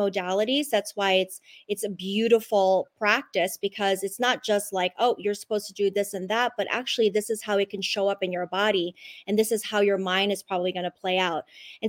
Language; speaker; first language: English; non-native, local second language; Cantonese